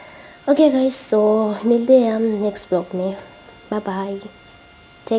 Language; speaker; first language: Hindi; non-native, local second language; Tibetan